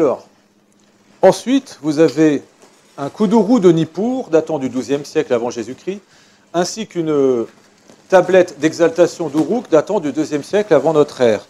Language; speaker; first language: French; native; French